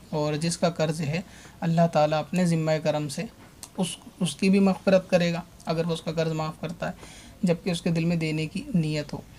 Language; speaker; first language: Urdu; native; Urdu